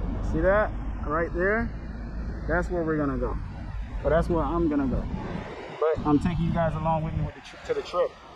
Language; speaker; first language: English; native; English